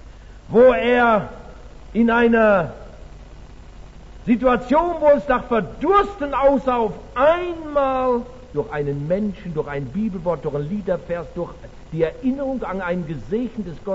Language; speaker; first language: German; native; German